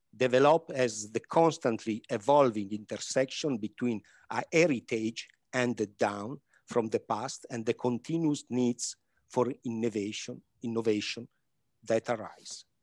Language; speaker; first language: English; non-native, learner; Italian